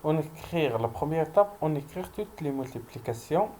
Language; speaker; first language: French; non-native, local second language; Arabic